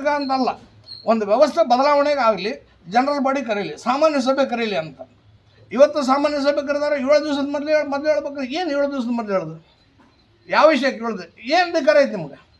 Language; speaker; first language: Kannada; native; Kannada